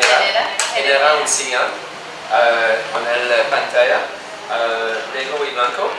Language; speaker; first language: Spanish; non-native, learner; French